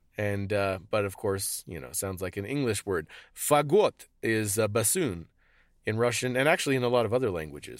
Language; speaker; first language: English; native; English